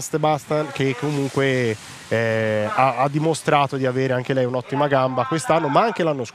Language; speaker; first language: Italian; native; Italian